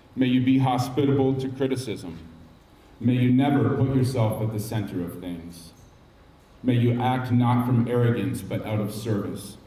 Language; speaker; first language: English; native; English